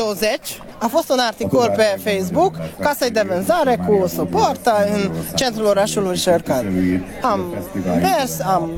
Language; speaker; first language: Romanian; non-native, local second language; Hungarian